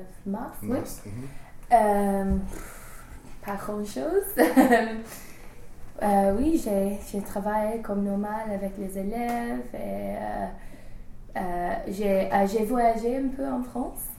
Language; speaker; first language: French; non-native, fluent; English